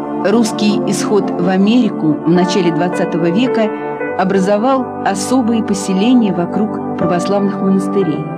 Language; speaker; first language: Russian; native; Russian